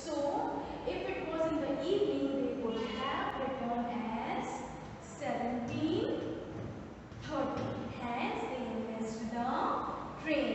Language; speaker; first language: English; non-native, local second language; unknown